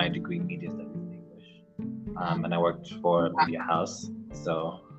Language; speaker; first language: English; non-native, local second language; Ganda